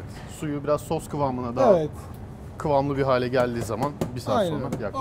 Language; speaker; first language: Turkish; native; Turkish